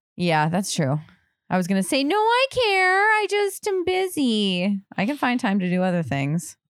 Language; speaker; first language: English; native; English